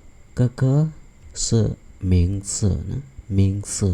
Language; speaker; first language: Chinese; non-native, fluent; Khmer